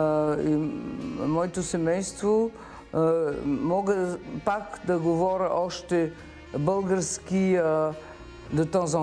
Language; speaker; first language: Bulgarian; early bilingual, heritage; Bulgarian